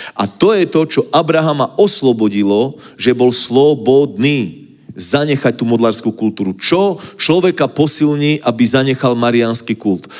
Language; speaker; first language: Slovak; native; Slovak